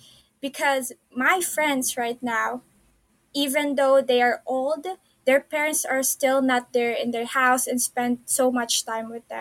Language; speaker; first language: English; non-native, local second language; Filipino